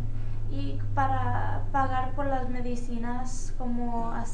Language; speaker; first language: Spanish; early bilingual, heritage; Spanish